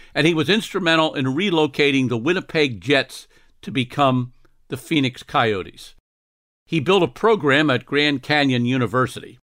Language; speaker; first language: English; native; English